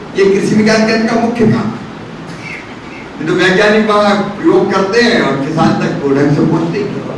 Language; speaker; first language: Hindi; native; Hindi